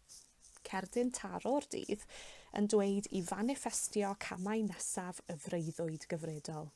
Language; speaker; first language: Welsh; native; Welsh